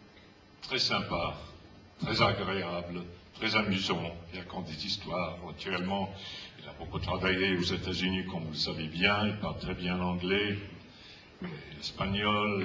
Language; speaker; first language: French; non-native, fluent; English